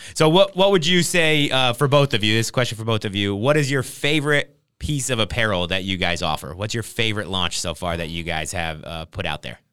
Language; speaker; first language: English; native; English